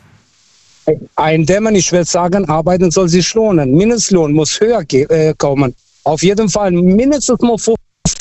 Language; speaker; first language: German; non-native, fluent; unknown